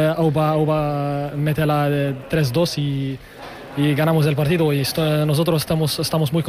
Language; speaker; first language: Spanish; non-native, learner; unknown